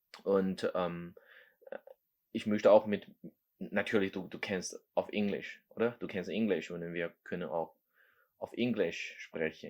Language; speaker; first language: German; non-native, learner; Chinese